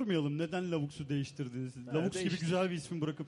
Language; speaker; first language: Turkish; native; Turkish